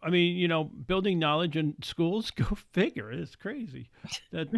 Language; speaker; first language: English; native; English